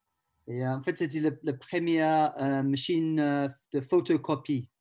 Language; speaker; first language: French; non-native, learner; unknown